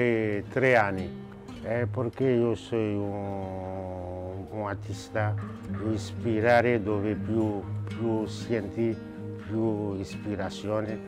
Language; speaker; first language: Italian; non-native, learner; Haitian Creole